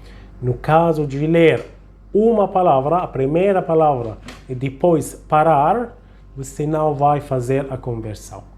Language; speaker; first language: Portuguese; non-native, fluent; Arabic